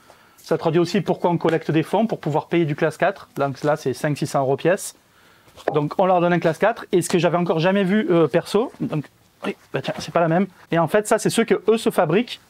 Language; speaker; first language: French; native; French